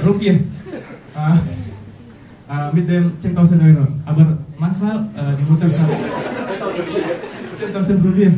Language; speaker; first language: German; non-native, learner; Indonesian